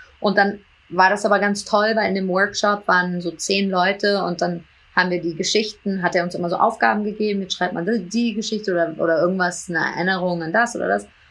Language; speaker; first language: German; early bilingual, heritage; German